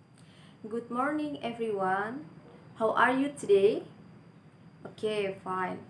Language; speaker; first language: English; non-native, learner; Indonesian